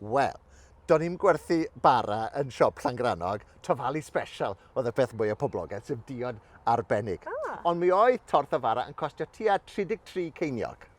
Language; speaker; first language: Welsh; native; Welsh